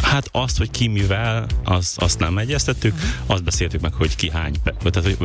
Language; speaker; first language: Hungarian; native; Hungarian